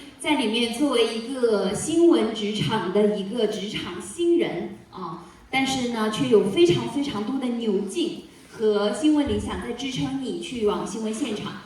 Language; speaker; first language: Chinese; native; Chinese